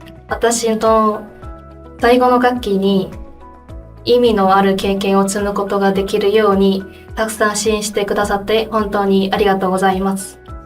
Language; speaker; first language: Japanese; non-native, fluent; Korean